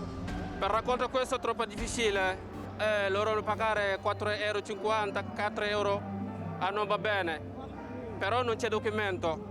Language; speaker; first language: Italian; non-native, learner; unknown